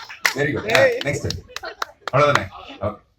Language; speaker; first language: Tamil; native; Tamil